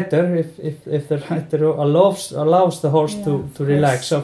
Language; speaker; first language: English; non-native, fluent; Icelandic